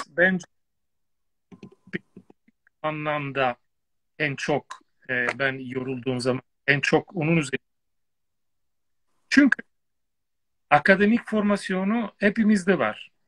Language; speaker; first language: Turkish; non-native, fluent; Italian